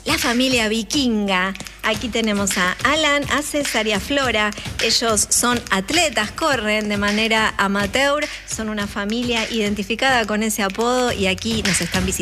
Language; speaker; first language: Spanish; native; Spanish